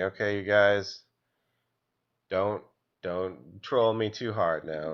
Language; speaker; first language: English; native; English